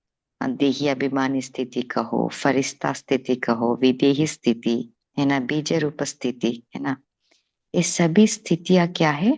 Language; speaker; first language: Hindi; non-native, local second language; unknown